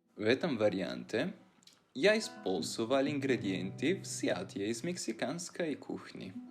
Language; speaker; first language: Russian; non-native, fluent; Italian